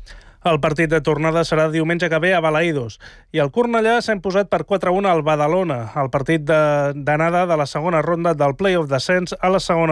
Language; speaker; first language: Catalan; native; Catalan